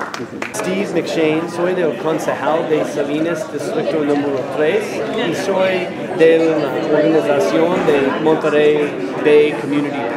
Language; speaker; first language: Spanish; non-native, learner; English